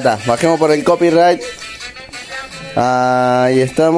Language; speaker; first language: Spanish; native; Spanish